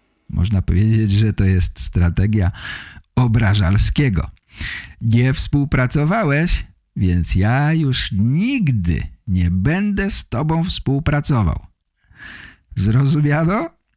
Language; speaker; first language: Polish; native; Polish